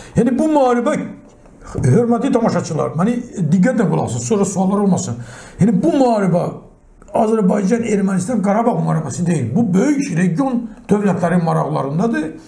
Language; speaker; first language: Azerbaijani; non-native, local second language; Talysh